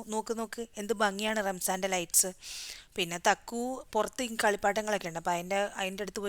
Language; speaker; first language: Malayalam; native; Malayalam